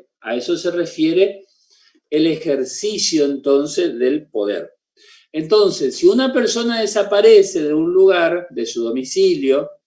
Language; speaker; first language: Spanish; native; Spanish